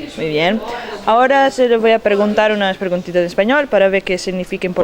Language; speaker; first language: Spanish; non-native, learner; Portuguese